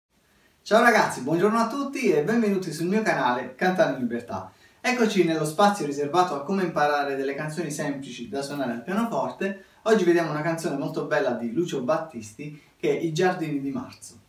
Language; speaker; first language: Italian; native; Italian